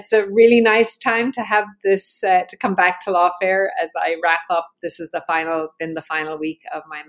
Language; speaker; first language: English; native; English